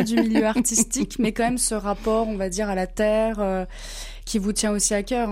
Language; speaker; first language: French; native; French